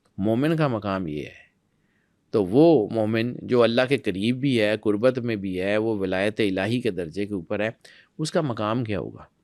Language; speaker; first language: Urdu; non-native, local second language; Punjabi